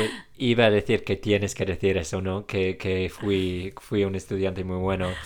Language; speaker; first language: Spanish; non-native, fluent; English